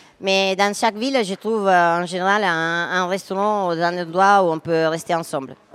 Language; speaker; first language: French; non-native, fluent; Italian